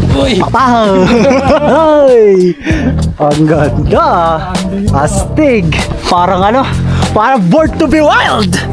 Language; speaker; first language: Filipino; non-native, local second language; Hiligaynon